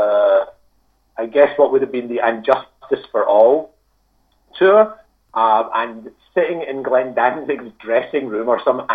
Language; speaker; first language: English; native; English